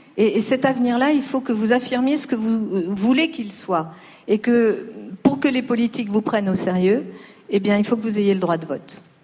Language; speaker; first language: French; early bilingual, other home language; Spanish